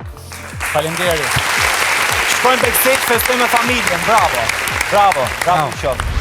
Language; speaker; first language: Albanian; native; Albanian